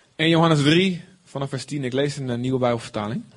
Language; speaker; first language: Dutch; native; Dutch